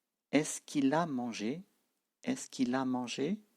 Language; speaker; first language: French; non-native, fluent; Tibetan